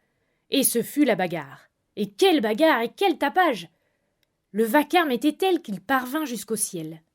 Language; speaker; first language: French; native; French